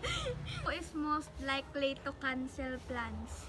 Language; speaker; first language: English; non-native, local second language; Filipino